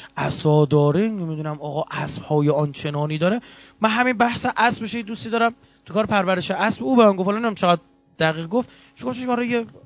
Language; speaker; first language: Persian; native; Persian